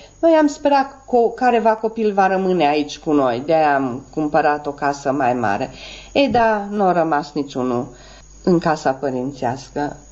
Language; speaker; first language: Romanian; native; Romanian